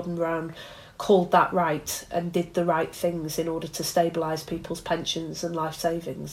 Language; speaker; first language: English; native; English